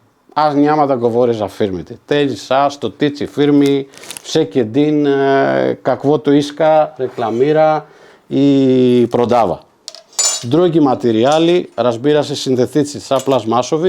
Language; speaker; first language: Bulgarian; non-native, fluent; Macedonian